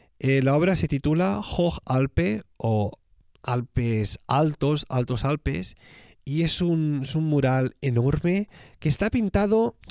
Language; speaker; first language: Spanish; native; Spanish